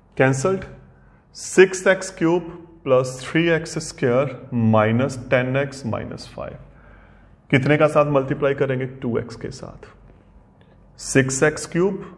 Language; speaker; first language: Hindi; non-native, local second language; Punjabi